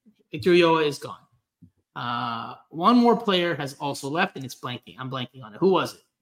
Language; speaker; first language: English; early bilingual, other home language; Spanish